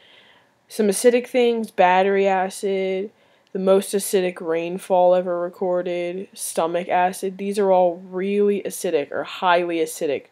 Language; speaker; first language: English; native; English